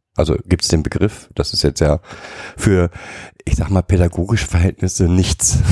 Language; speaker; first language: German; native; German